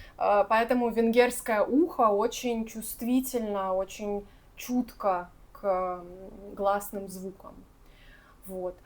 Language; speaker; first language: Russian; native; Russian